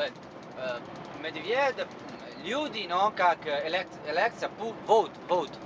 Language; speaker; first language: Russian; non-native, learner; Italian